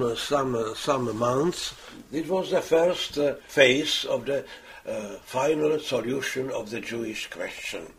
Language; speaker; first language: English; non-native, fluent; Czech